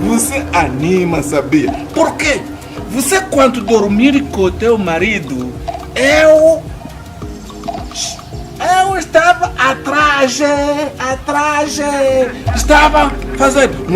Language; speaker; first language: Portuguese; non-native, learner; Kinyarwanda